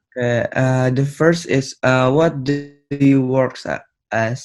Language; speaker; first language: English; non-native, learner; Indonesian